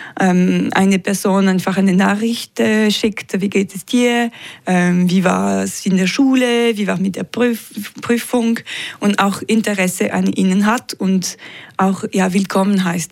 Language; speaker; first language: German; non-native, local second language; French